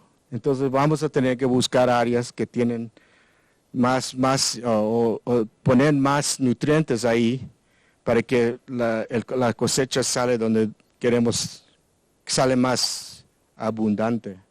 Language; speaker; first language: Spanish; non-native, learner; English